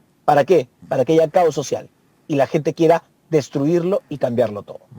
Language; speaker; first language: Spanish; native; Spanish